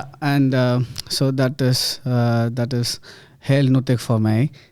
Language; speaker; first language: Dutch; non-native, learner; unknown